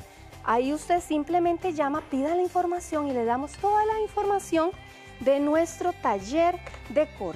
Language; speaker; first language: Spanish; native; Spanish